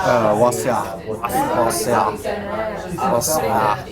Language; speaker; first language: Arabic; non-native, learner; English